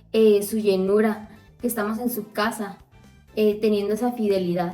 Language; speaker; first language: Spanish; native; Spanish